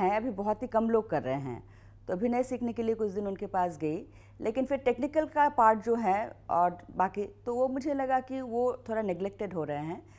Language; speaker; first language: Hindi; native; Hindi